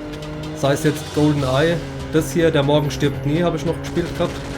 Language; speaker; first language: German; native; German